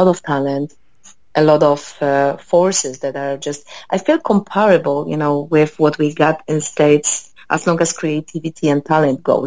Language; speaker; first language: English; non-native, fluent; Polish